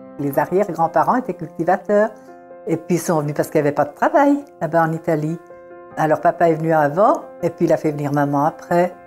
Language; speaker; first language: French; early bilingual, other home language; Italian